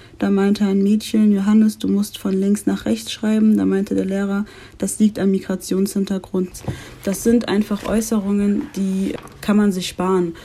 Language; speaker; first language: German; early bilingual, other home language; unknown